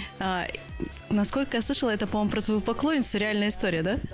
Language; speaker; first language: Russian; native; Russian